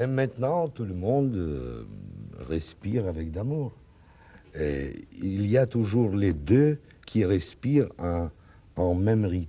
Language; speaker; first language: French; non-native, learner; Russian